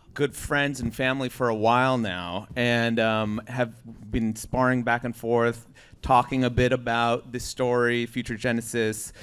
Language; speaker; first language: English; native; English